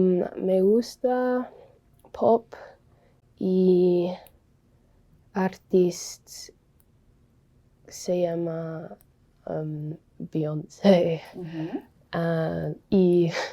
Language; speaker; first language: Spanish; non-native, learner; English